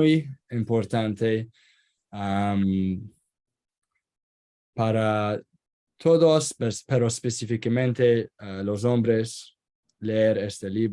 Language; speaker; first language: Spanish; non-native, learner; Kurdish